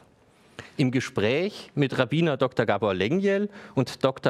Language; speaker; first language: German; native; German